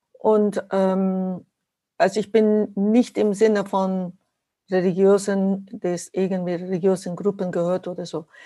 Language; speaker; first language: German; non-native, fluent; Japanese